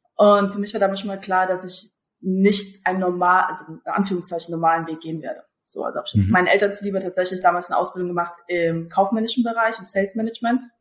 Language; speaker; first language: German; early bilingual, other home language; Russian